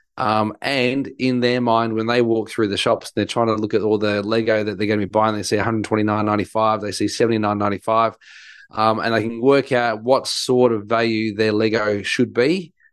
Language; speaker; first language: English; native; English